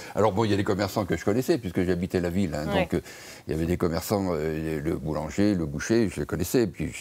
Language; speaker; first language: French; native; French